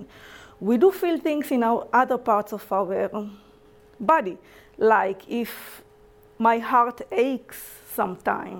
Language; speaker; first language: English; non-native, fluent; Hebrew